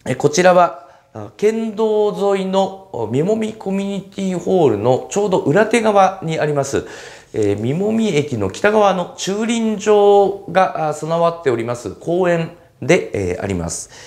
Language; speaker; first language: Japanese; native; Japanese